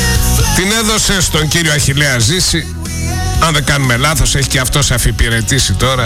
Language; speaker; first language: Greek; native; Greek